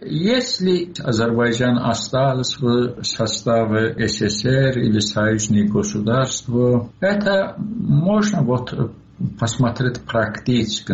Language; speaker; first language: Russian; non-native, local second language; Azerbaijani